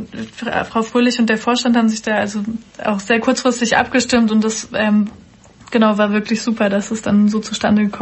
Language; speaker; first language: German; native; German